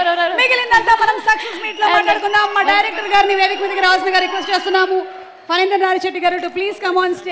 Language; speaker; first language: Telugu; native; Telugu